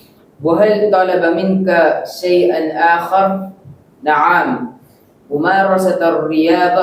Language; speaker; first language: Arabic; non-native, learner; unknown